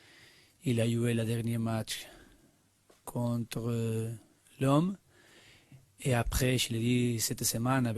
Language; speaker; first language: French; non-native, learner; Spanish